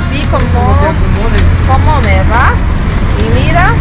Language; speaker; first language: Spanish; non-native, fluent; Portuguese